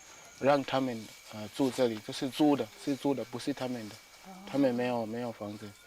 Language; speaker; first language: Chinese; non-native, fluent; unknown